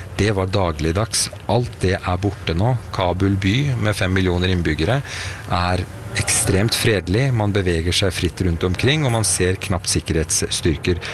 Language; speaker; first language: Norwegian; early bilingual, other home language; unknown